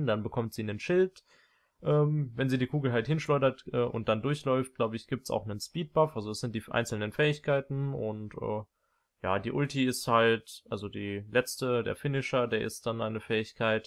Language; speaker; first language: German; native; German